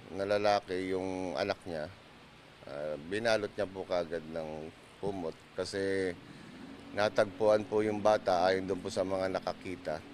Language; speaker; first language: Filipino; native; Filipino